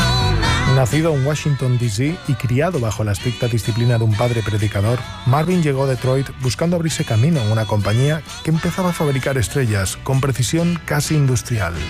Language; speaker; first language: Spanish; native; Spanish